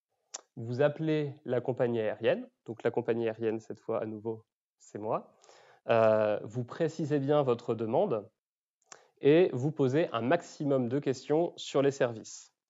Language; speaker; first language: French; native; French